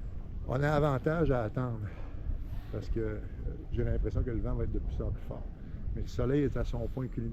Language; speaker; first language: French; native; French